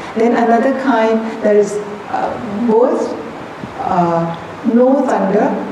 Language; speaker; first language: English; non-native, fluent; Thai